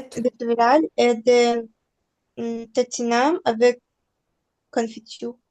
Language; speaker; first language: French; non-native, learner; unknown